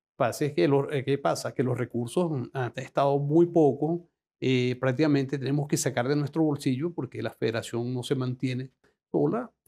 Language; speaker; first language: Spanish; native; Spanish